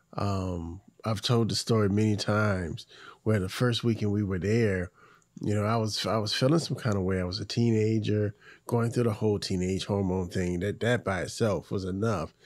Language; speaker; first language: English; native; English